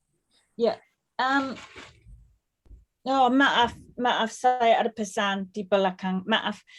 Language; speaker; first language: Indonesian; non-native, fluent; English